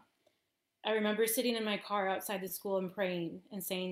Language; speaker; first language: English; native; English